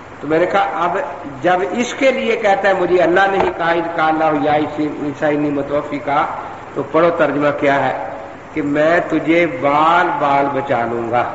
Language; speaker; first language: Urdu; non-native, local second language; Punjabi